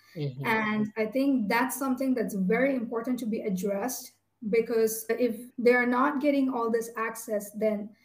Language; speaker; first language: English; non-native, local second language; Tamil